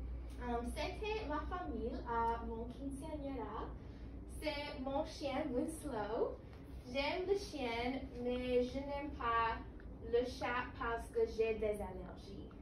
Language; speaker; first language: French; non-native, learner; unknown